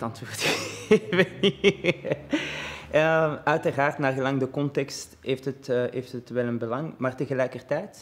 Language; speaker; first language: Dutch; early bilingual, other home language; Arabic